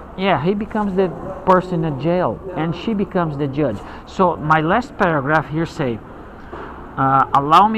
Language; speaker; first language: English; non-native, fluent; Portuguese